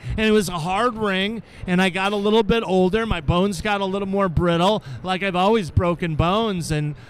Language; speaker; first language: English; native; English